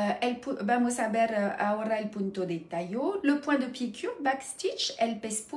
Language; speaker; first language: Spanish; non-native, learner; French